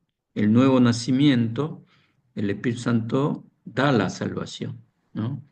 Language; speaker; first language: Spanish; non-native, fluent; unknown